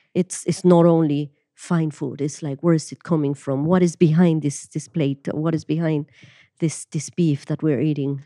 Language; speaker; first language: English; non-native, fluent; Spanish